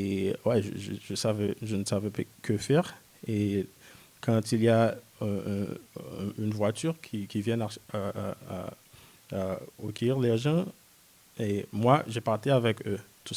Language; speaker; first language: French; non-native, local second language; Haitian Creole